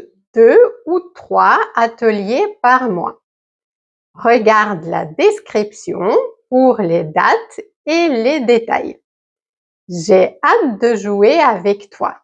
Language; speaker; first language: French; native; French